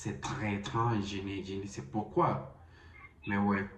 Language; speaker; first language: French; non-native, learner; Spanish